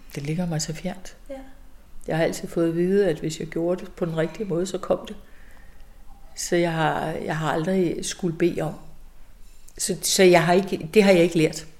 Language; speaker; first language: Danish; native; Danish